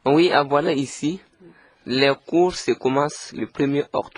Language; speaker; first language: French; non-native, local second language; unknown